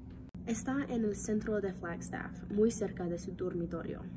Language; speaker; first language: Spanish; non-native, learner; English